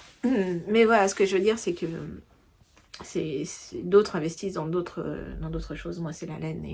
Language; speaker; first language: French; native; French